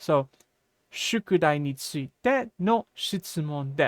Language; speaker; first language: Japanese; non-native, fluent; English